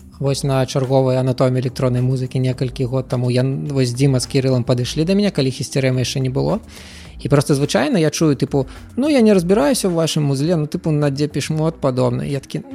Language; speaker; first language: Belarusian; non-native, local second language; Russian